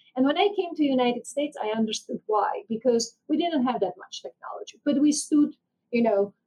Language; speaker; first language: English; non-native, fluent; Armenian